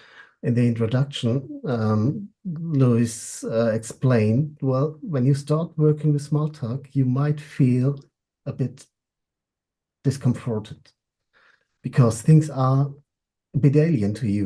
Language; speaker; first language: English; non-native, fluent; German